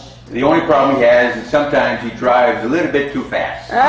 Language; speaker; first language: English; native; English